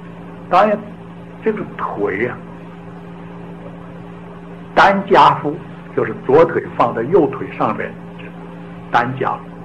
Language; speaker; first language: Chinese; native; Chinese